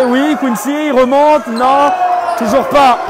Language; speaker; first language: French; native; French